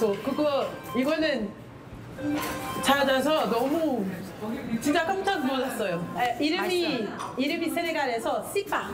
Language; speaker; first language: Korean; non-native, learner; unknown